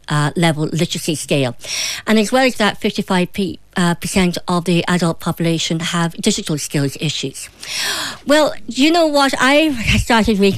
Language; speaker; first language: English; native; English